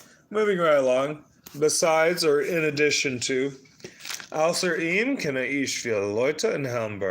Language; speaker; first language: German; non-native, learner; English